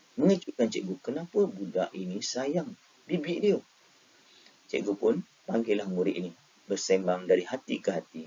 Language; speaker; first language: Malay; native; Malay